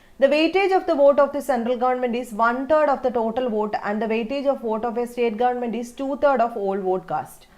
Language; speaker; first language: English; non-native, local second language; Malayalam